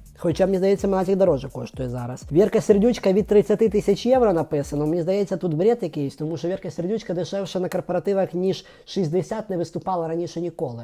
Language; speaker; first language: Ukrainian; native; Ukrainian